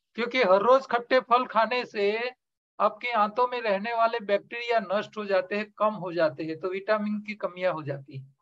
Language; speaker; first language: Hindi; non-native, local second language; Gujarati